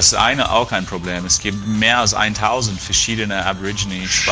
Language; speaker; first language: German; non-native, fluent; English